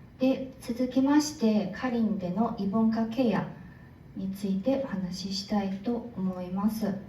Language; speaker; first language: Japanese; non-native, fluent; Korean